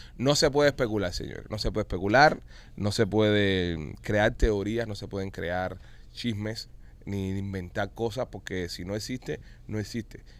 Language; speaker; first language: Spanish; native; Spanish